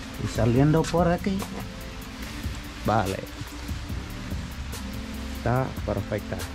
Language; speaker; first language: Spanish; non-native, learner; Khmer